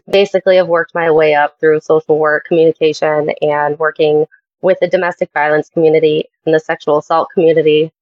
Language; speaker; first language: English; native; English